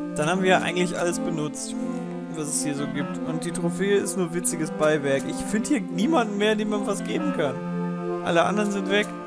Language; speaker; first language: German; native; German